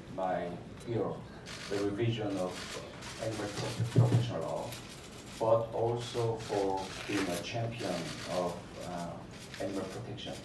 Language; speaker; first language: English; non-native, fluent; Korean